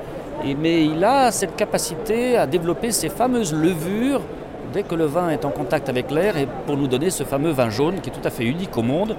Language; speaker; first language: French; native; French